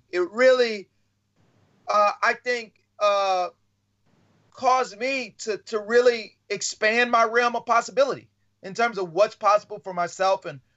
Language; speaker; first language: English; native; English